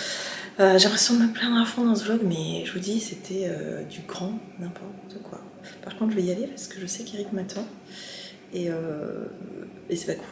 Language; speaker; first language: French; native; French